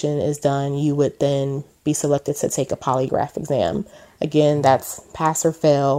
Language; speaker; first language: English; native; English